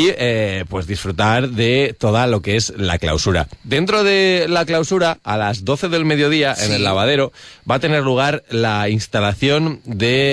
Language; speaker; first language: Spanish; native; Spanish